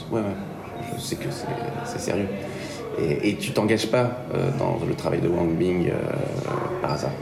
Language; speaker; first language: French; native; French